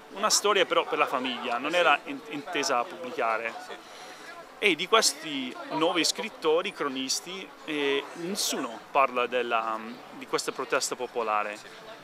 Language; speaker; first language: Italian; non-native, fluent; English